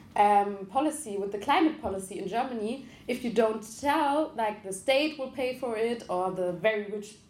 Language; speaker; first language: English; non-native, fluent; German